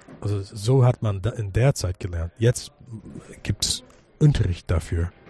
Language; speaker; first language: German; non-native, fluent; English